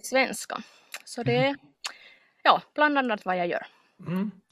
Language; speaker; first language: Swedish; non-native, local second language; Finnish